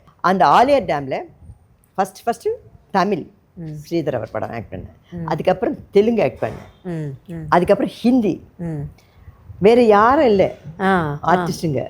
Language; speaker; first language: Tamil; non-native, local second language; Telugu